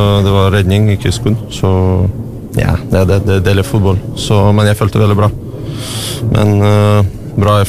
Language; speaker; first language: Norwegian; non-native, learner; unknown